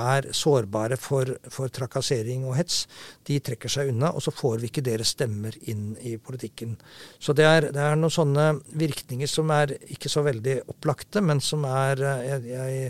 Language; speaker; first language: Norwegian; native; Norwegian